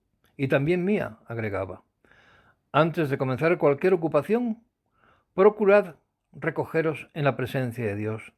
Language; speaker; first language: Spanish; native; Spanish